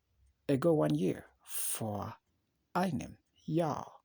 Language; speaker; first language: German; non-native, learner; English